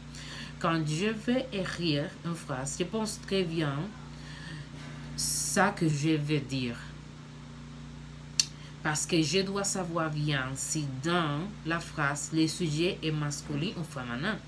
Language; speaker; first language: French; non-native, learner; Spanish